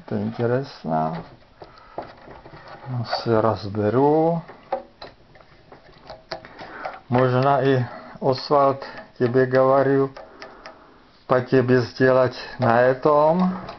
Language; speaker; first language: Russian; non-native, fluent; Czech